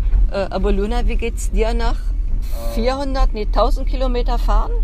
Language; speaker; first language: German; native; German